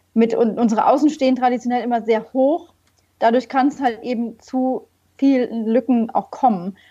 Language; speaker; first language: German; native; German